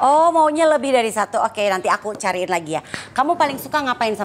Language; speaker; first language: Indonesian; native; Indonesian